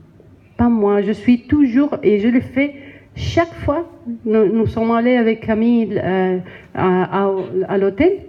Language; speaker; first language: French; non-native, learner; Spanish